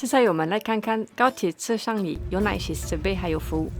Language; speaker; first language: Chinese; non-native, fluent; French